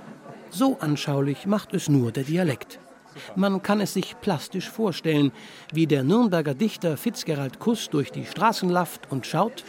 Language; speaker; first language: German; native; German